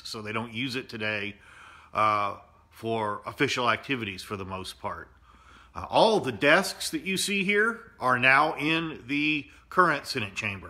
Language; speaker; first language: English; native; English